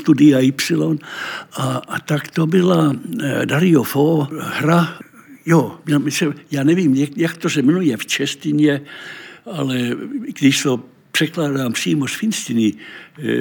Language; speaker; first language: Czech; non-native, fluent; Finnish